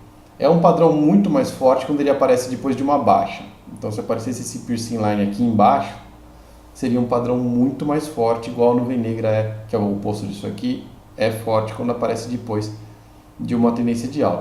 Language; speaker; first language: Portuguese; native; Portuguese